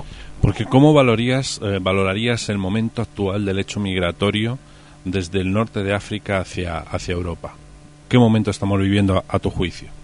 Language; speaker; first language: Spanish; native; Spanish